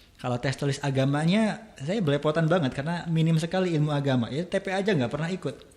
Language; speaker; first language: Indonesian; non-native, local second language; Sundanese